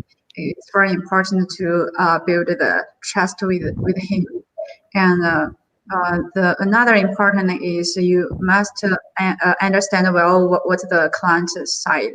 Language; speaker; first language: English; non-native, learner; Chinese